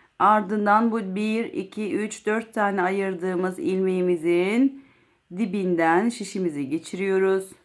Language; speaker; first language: Turkish; native; Turkish